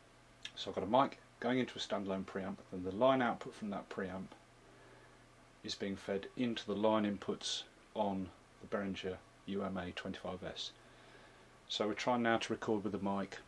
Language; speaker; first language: English; native; English